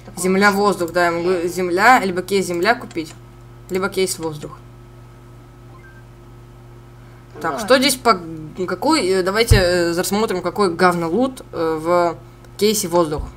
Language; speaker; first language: Russian; native; Russian